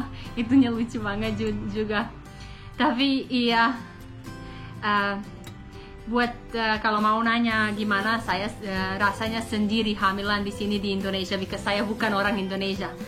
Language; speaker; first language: Indonesian; non-native, learner; English